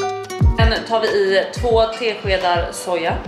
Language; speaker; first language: Swedish; native; Swedish